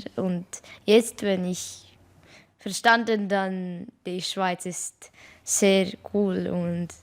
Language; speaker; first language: German; non-native, learner; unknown